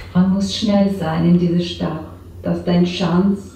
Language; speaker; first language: German; non-native, learner; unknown